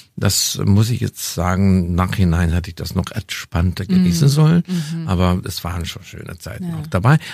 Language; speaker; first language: German; non-native, fluent; Hungarian